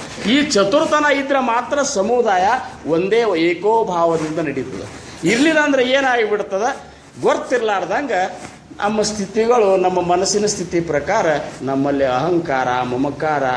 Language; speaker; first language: Kannada; native; Kannada